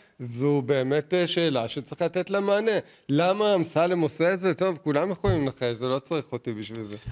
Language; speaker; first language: Hebrew; native; Hebrew